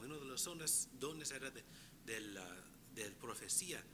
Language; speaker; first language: Spanish; non-native, fluent; English